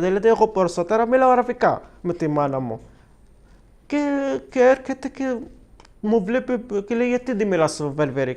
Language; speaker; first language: Greek; non-native, learner; Arabic